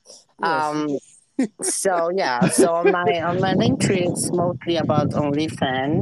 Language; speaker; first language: English; non-native, fluent; French